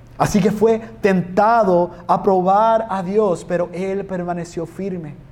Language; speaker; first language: Spanish; non-native, fluent; English